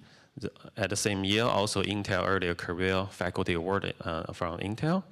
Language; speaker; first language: English; non-native, fluent; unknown